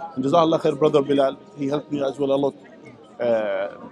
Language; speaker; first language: English; non-native, fluent; Arabic